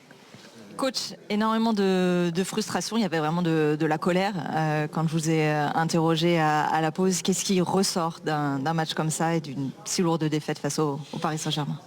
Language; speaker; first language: French; native; French